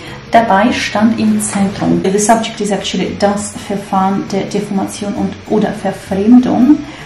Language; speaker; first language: German; non-native, fluent; Russian